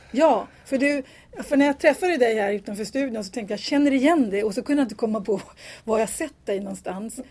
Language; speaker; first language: Swedish; native; Swedish